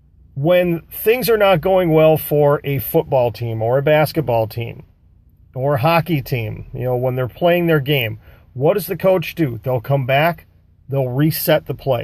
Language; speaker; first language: English; native; English